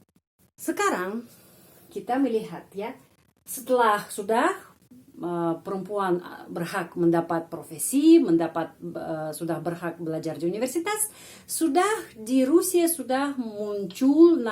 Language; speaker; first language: Indonesian; non-native, fluent; Russian